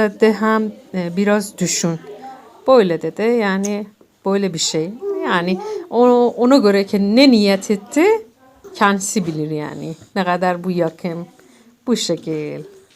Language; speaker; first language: Turkish; non-native, learner; Persian